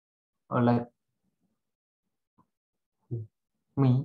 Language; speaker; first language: English; non-native, learner; Indonesian